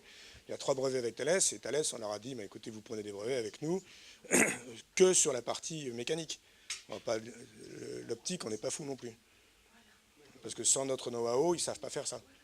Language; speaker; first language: French; native; French